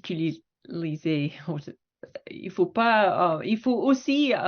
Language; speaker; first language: French; non-native, fluent; English